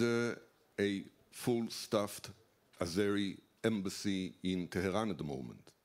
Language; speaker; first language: English; non-native, fluent; Hebrew